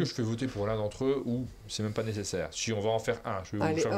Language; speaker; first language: French; native; French